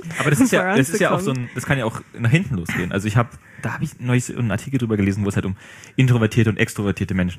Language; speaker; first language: German; native; German